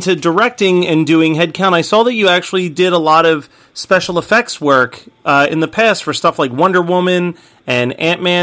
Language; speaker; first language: English; native; English